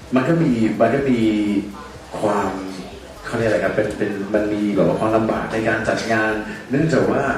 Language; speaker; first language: Thai; non-native, fluent; Danish